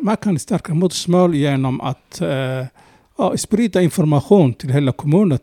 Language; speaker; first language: Swedish; non-native, fluent; Somali